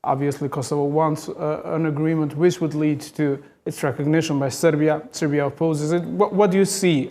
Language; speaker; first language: English; non-native, fluent; Albanian